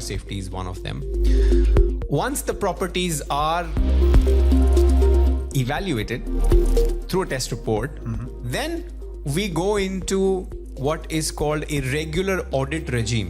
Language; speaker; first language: English; non-native, local second language; Punjabi